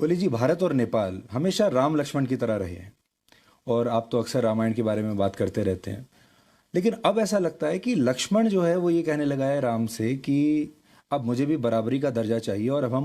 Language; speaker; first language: Hindi; native; Hindi